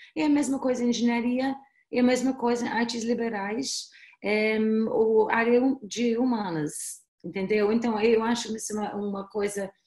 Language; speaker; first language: Portuguese; non-native, fluent; English